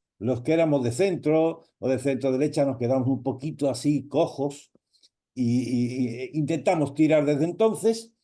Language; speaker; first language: Spanish; native; Spanish